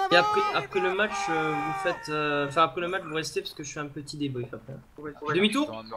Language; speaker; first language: French; native; French